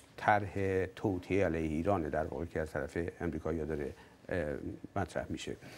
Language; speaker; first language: Persian; native; Persian